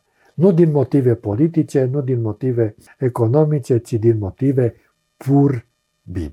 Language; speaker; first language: Romanian; native; Romanian